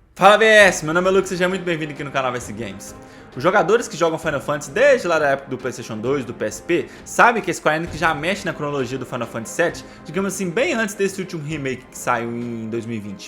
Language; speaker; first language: Portuguese; native; Portuguese